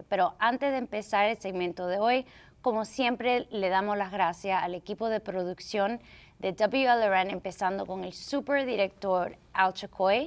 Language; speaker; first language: Spanish; early bilingual, heritage; Spanish